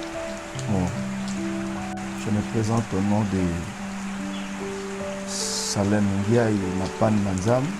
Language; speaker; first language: French; non-native, local second language; Lingala